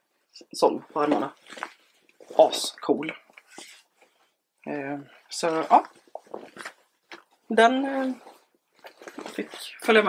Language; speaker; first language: Swedish; native; Swedish